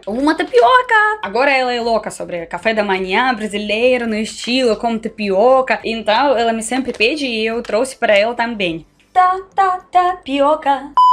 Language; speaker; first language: Portuguese; non-native, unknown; Russian